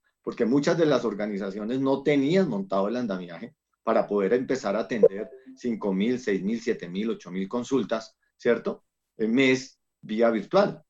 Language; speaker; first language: Spanish; native; Spanish